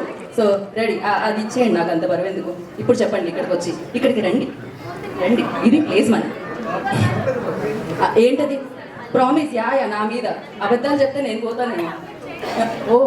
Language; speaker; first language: Telugu; native; Telugu